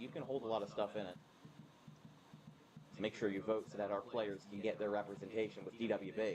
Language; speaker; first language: English; native; English